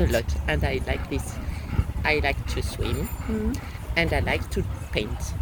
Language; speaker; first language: English; non-native, learner; French